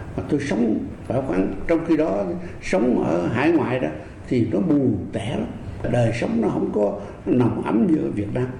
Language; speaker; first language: Vietnamese; native; Vietnamese